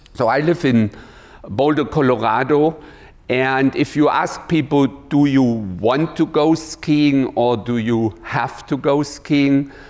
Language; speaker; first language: English; non-native, fluent; German